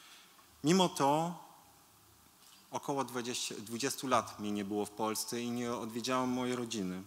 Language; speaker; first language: Polish; early bilingual, heritage; Polish